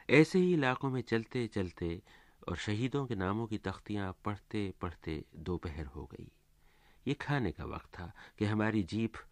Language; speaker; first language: Urdu; native; Urdu